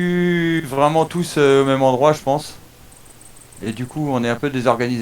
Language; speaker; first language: French; native; French